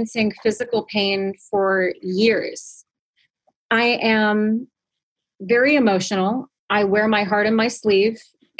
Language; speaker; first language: English; native; English